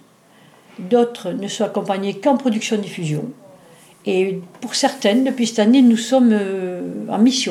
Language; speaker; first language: French; native; French